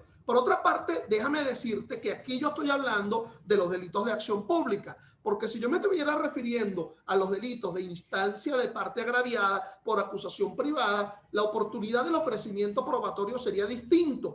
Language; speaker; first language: Spanish; native; Spanish